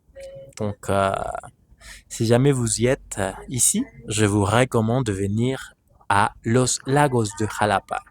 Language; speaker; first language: French; non-native, fluent; Spanish